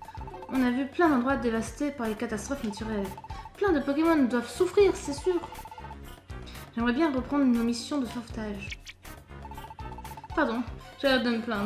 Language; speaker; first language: French; native; French